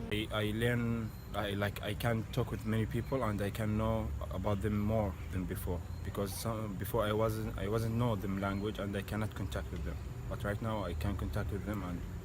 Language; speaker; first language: English; non-native, learner; Arabic